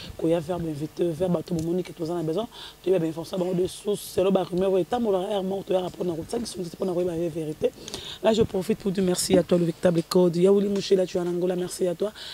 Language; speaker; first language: French; non-native, local second language; Lingala